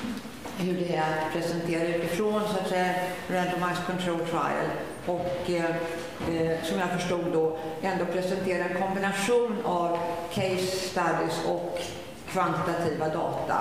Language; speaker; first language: Swedish; native; Swedish